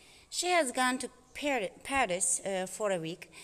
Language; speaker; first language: English; non-native, fluent; Azerbaijani